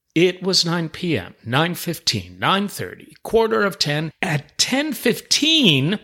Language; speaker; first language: English; native; English